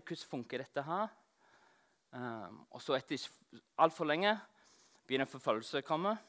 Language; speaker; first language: Norwegian; non-native, fluent; English